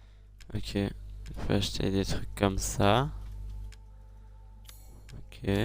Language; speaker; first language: French; native; French